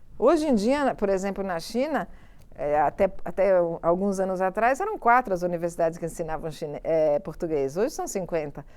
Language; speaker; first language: Portuguese; early bilingual, other home language; Italian